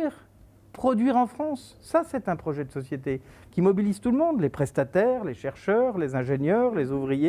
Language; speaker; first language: French; native; French